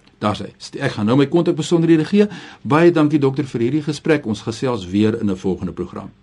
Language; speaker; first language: Afrikaans; native; Afrikaans